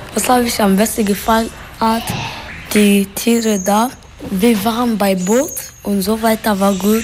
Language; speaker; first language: German; non-native, learner; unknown